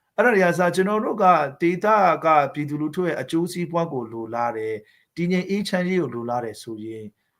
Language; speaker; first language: Burmese; non-native, local second language; Hakha Chin